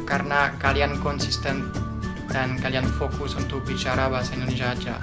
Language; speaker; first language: Indonesian; non-native, fluent; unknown